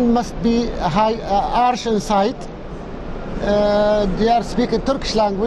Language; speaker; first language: English; non-native, local second language; Arabic